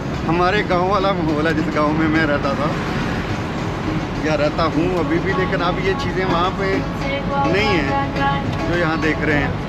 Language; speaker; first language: Russian; non-native, learner; Urdu